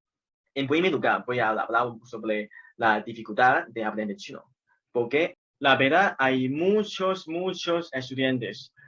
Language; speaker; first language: Spanish; non-native, fluent; Chinese